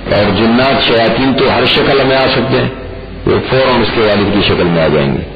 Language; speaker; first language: Urdu; non-native, local second language; Pashto